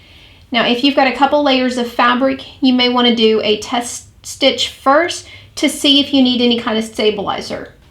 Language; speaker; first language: English; native; English